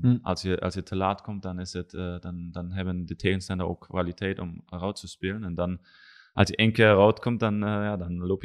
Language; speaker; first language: Dutch; non-native, learner; German